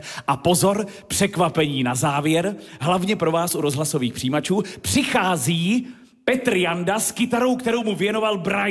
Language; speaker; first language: Czech; native; Czech